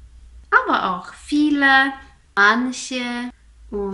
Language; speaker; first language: German; non-native, fluent; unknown